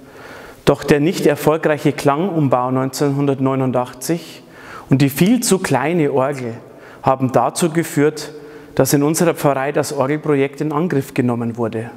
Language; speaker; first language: German; native; German